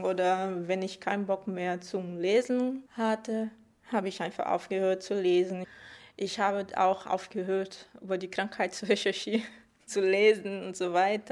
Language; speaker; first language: German; non-native, fluent; Portuguese